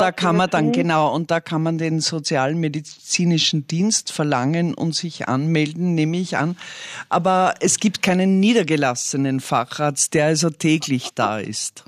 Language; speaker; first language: German; native; German